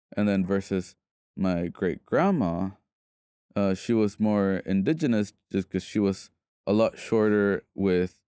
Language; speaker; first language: English; early bilingual, other home language; Spanish